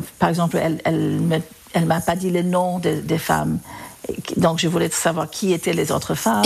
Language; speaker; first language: French; non-native, fluent; English